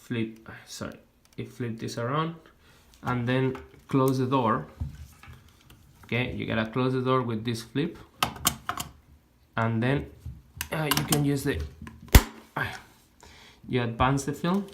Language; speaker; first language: English; non-native, fluent; Spanish